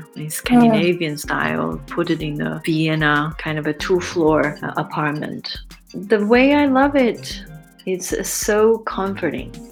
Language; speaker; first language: English; non-native, fluent; Chinese